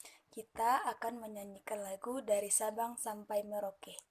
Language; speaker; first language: Indonesian; native; Indonesian